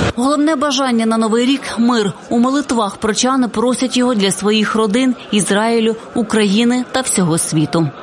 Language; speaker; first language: Ukrainian; native; Ukrainian